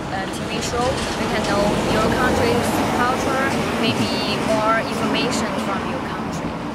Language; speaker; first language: English; non-native, learner; Chinese